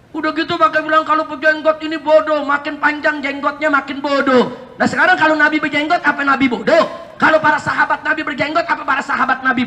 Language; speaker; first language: Indonesian; native; Indonesian